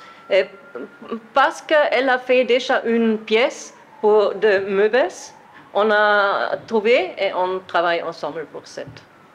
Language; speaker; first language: French; non-native, learner; German